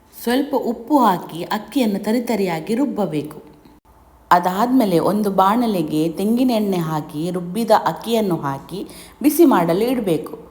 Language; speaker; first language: Kannada; non-native, local second language; Tulu